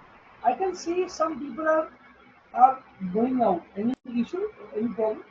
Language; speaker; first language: English; non-native, fluent; Hindi